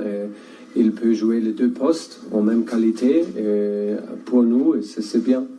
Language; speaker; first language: French; non-native, learner; German